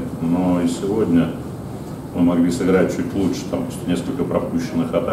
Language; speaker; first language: Russian; native; Russian